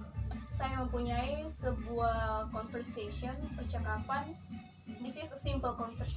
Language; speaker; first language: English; non-native, learner; Indonesian